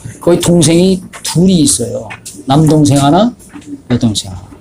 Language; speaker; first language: Korean; native; Korean